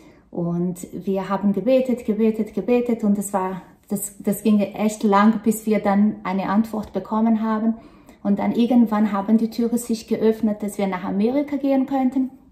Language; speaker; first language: German; non-native, fluent; Portuguese